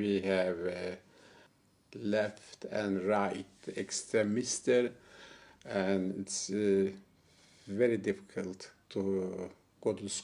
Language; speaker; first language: English; non-native, learner; Turkish